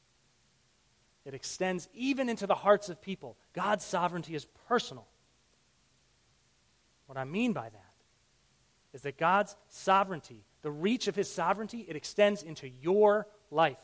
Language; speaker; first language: English; native; English